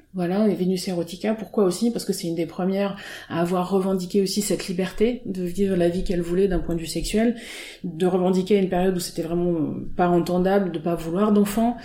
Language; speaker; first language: French; native; French